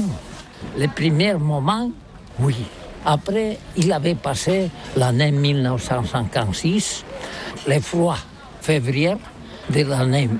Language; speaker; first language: French; non-native, learner; Catalan